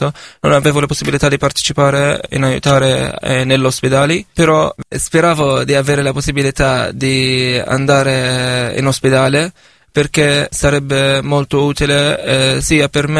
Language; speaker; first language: Italian; non-native, fluent; Arabic